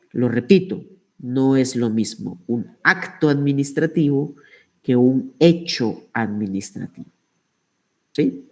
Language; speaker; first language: Spanish; native; Spanish